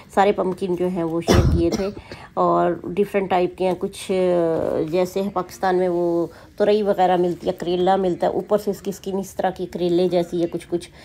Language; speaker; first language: Urdu; native; Urdu